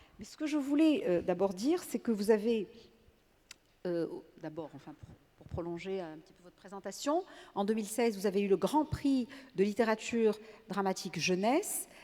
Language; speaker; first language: French; non-native, local second language; Arabic